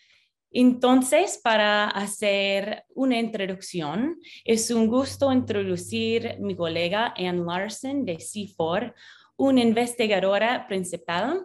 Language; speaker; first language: Spanish; non-native, fluent; English